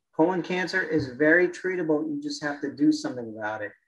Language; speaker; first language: English; native; English